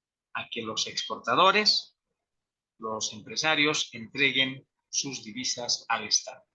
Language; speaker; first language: Spanish; native; Spanish